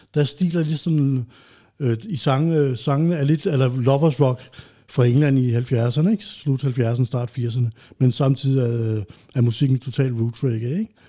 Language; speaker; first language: Danish; native; Danish